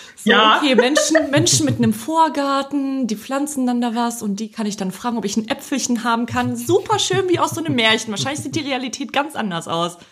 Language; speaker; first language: German; early bilingual, other home language; Polish